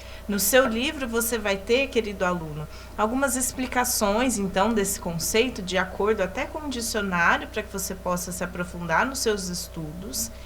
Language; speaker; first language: Portuguese; native; Portuguese